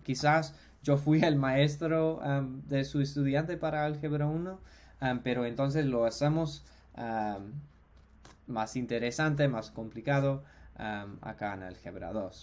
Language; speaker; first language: Spanish; non-native, fluent; English